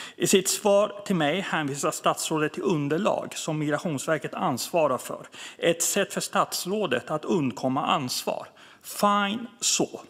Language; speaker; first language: Swedish; early bilingual, other home language; Persian